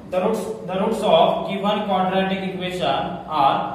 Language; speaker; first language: English; non-native, local second language; Marathi